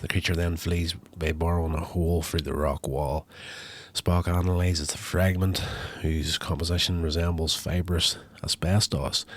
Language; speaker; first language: English; native; English